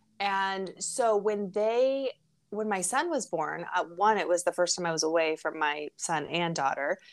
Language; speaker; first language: English; native; English